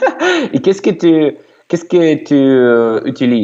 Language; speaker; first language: French; non-native, learner; Ukrainian